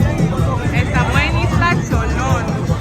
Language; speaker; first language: Spanish; non-native, learner; English